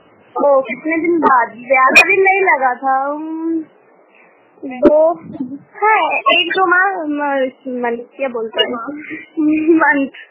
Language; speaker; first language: Hindi; non-native, local second language; Bangla